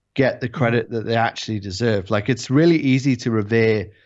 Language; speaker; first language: English; native; English